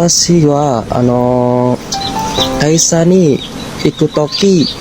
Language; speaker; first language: Japanese; non-native, learner; Indonesian